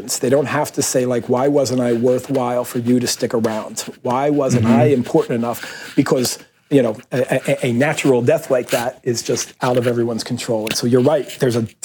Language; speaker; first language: English; native; English